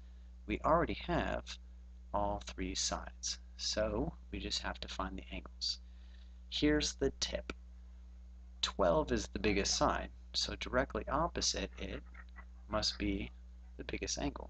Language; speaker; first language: English; native; English